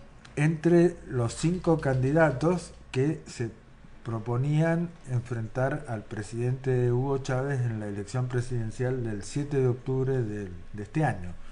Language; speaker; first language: Spanish; native; Spanish